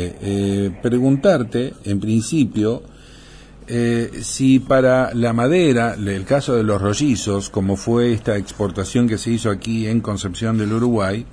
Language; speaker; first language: Spanish; native; Spanish